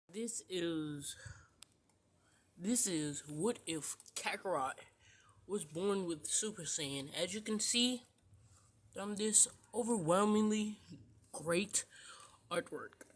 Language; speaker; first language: English; native; English